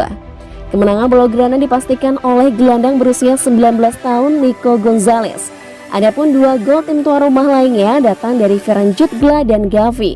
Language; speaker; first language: Indonesian; native; Indonesian